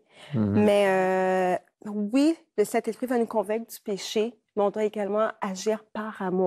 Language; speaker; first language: French; native; French